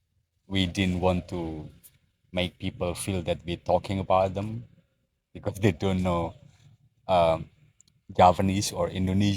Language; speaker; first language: English; non-native, learner; Indonesian